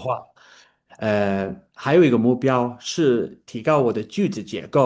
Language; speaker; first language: Chinese; non-native, learner; English